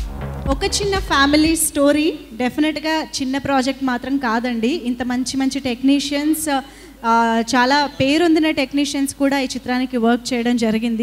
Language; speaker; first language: Telugu; native; Telugu